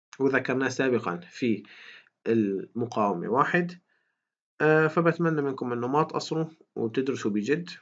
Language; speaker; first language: Arabic; native; Arabic